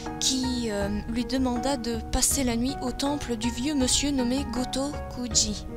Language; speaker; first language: French; native; French